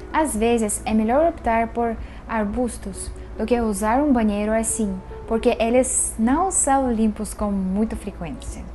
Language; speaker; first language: Portuguese; non-native, fluent; Russian